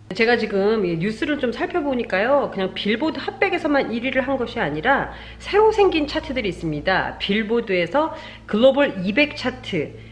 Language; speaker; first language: Korean; native; Korean